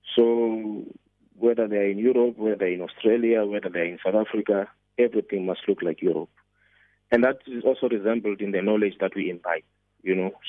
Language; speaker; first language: English; non-native, local second language; Xhosa